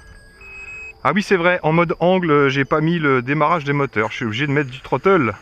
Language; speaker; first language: French; native; French